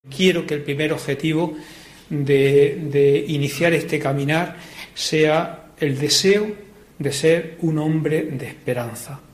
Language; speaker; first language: Spanish; native; Spanish